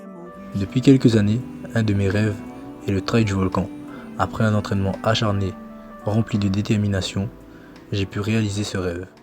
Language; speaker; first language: French; native; French